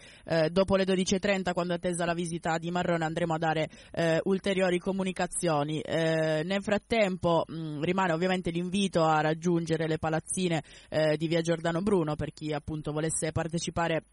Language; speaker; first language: Italian; native; Italian